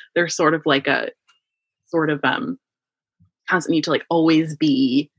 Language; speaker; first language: English; early bilingual, other home language; Yoruba